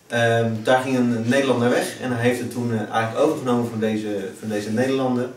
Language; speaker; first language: Dutch; native; Dutch